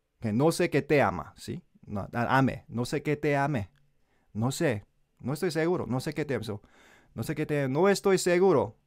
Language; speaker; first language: Spanish; non-native, learner; Korean